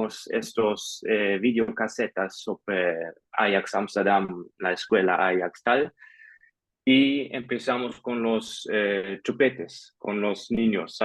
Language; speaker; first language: Spanish; non-native, fluent; German